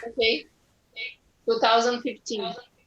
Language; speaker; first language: English; non-native, fluent; Portuguese